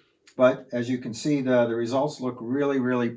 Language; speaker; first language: English; native; English